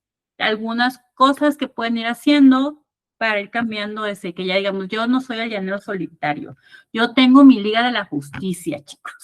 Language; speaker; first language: Spanish; native; Spanish